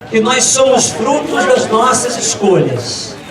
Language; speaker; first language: Portuguese; native; Portuguese